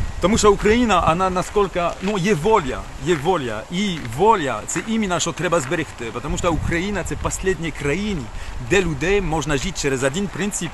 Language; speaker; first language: Ukrainian; non-native, learner; French